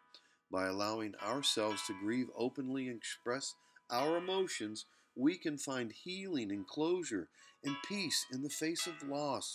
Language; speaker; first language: English; native; English